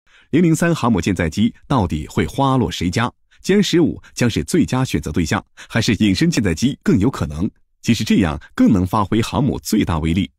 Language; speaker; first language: Chinese; native; Chinese